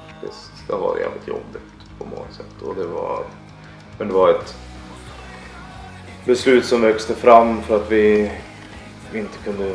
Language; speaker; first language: Swedish; native; Swedish